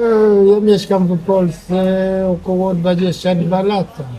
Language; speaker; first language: Polish; non-native, learner; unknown